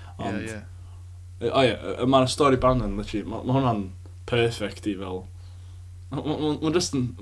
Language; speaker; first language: Welsh; native; Welsh